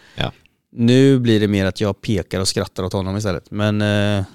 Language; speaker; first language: Swedish; early bilingual, other home language; Spanish